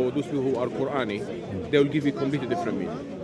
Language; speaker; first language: English; non-native, fluent; Arabic